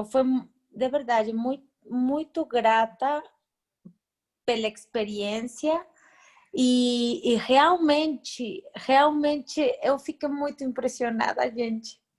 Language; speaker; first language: Portuguese; non-native, fluent; Spanish